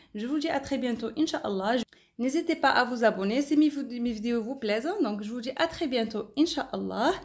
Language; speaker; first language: French; non-native, local second language; Arabic